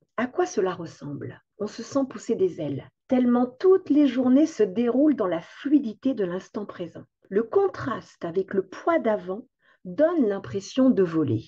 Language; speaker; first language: French; native; French